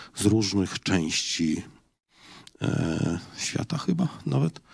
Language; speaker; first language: Polish; native; Polish